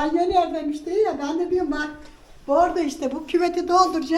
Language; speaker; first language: Turkish; native; Turkish